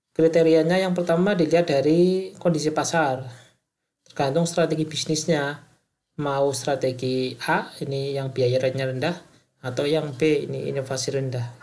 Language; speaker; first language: Indonesian; native; Indonesian